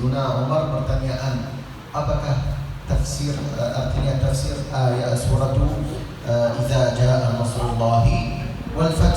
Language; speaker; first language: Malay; non-native, learner; Arabic